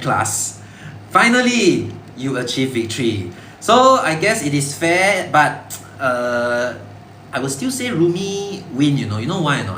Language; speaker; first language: English; non-native, local second language; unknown